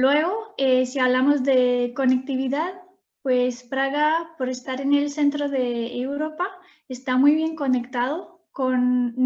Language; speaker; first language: Spanish; non-native, fluent; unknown